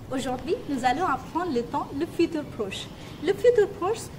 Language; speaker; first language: French; non-native, fluent; Hindi